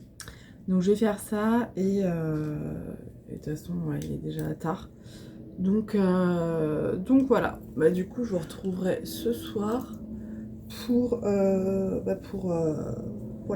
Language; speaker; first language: French; native; French